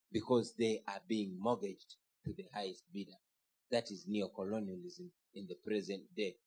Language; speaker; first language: English; non-native, local second language; Ganda